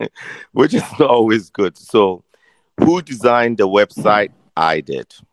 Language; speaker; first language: English; non-native, local second language; Akan